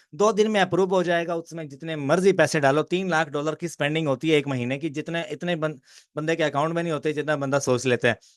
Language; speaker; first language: Urdu; non-native, local second language; Punjabi